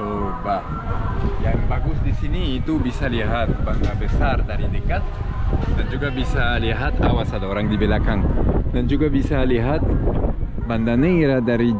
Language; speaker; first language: Indonesian; non-native, fluent; French